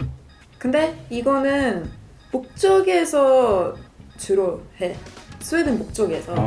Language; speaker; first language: Korean; non-native, learner; Swedish